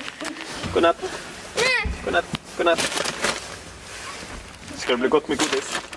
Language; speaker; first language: Swedish; native; Swedish